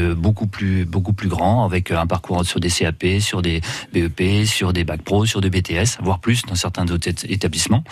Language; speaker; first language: French; native; French